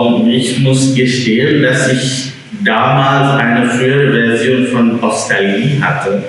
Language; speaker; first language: German; non-native, fluent; English